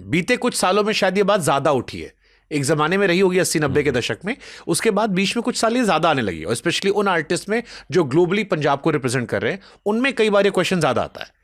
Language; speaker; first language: Hindi; native; Hindi